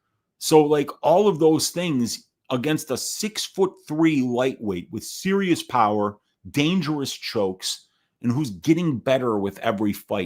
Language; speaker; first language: English; native; English